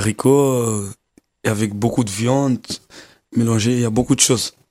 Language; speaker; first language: French; non-native, learner; Kabuverdianu